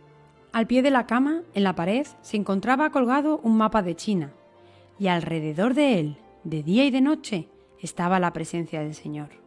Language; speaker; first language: Spanish; native; Spanish